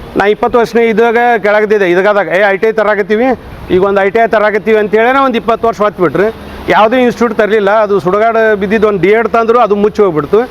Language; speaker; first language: Kannada; non-native, local second language; Urdu